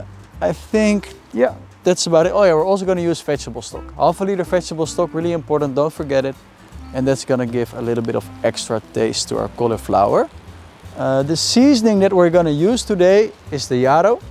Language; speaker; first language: English; non-native, fluent; Dutch